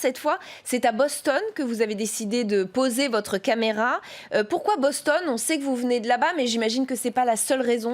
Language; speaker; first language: French; native; French